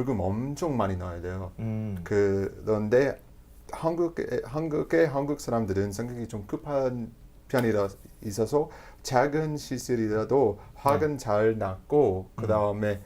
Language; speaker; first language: Korean; non-native, fluent; English